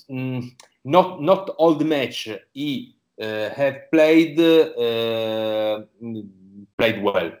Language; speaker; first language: English; non-native, learner; Italian